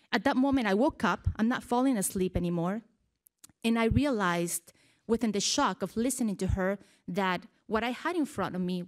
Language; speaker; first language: English; early bilingual, other home language; Spanish